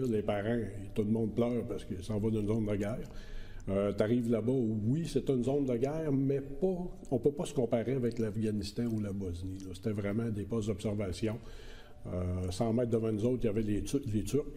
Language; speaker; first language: French; native; French